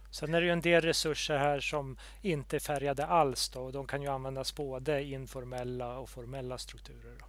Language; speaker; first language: Swedish; native; Swedish